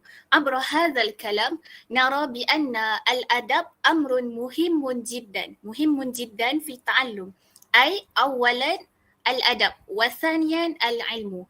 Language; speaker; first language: Arabic; non-native, learner; Malay